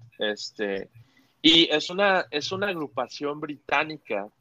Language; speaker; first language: Spanish; native; Spanish